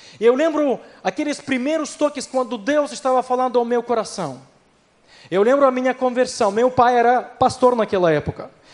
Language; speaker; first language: Portuguese; non-native, fluent; Ukrainian